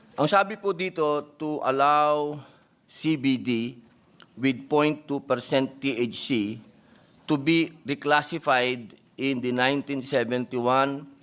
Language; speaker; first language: English; non-native, local second language; Filipino